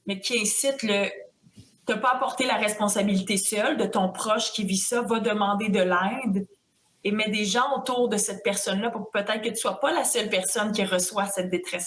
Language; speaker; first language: French; native; French